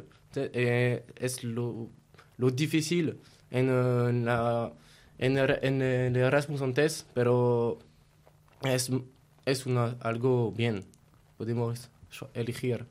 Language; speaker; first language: Spanish; non-native, learner; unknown